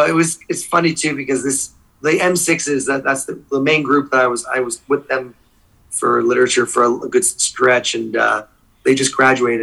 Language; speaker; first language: English; native; English